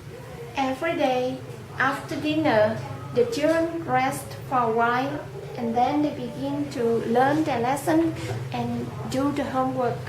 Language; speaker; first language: English; non-native, learner; Vietnamese